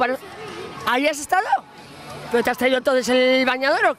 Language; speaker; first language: Spanish; native; Spanish